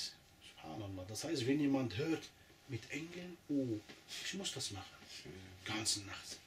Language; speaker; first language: German; non-native, fluent; Arabic